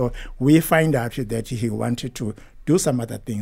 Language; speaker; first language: English; non-native, local second language; Zulu